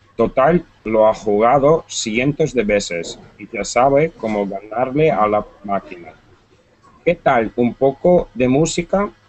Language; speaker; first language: Spanish; non-native, learner; Russian